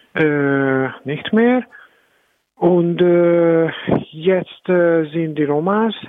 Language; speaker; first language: German; non-native, learner; Hungarian